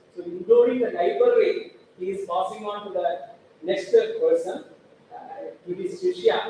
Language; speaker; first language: English; non-native, local second language; Malayalam